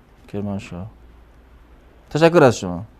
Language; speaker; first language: Persian; native; Persian